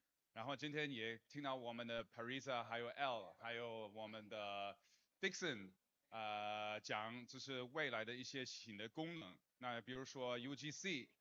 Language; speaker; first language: Chinese; non-native, fluent; English